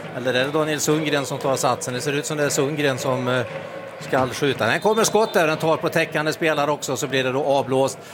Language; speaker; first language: Swedish; native; Swedish